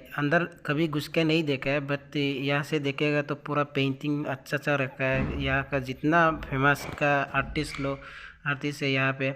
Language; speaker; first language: Hindi; non-native, local second language; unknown